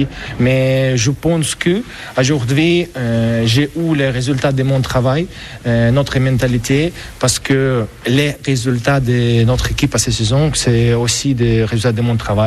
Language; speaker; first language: French; non-native, fluent; Spanish